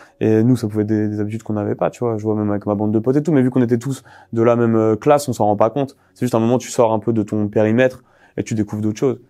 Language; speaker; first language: French; native; French